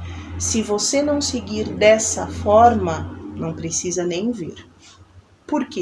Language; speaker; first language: Portuguese; native; Portuguese